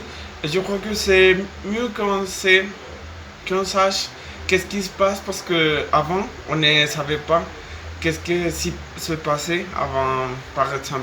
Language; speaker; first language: French; non-native, fluent; Spanish